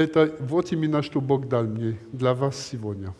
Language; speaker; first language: Russian; non-native, learner; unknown